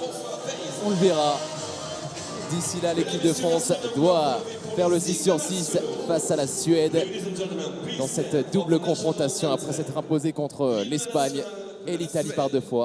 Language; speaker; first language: French; native; French